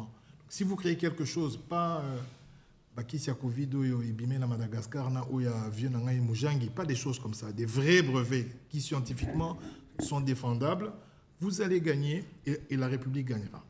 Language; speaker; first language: French; non-native, local second language; Lingala